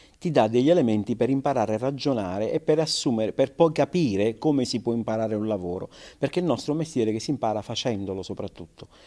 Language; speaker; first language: Italian; native; Italian